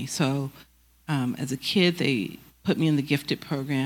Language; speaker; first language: English; native; English